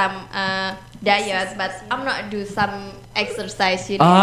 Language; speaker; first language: English; non-native, learner; Indonesian